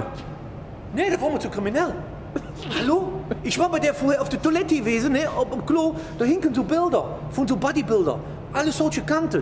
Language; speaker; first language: German; native; German